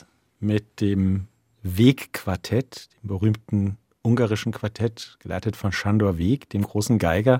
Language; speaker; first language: German; native; German